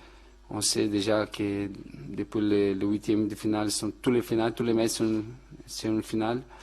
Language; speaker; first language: French; non-native, fluent; Portuguese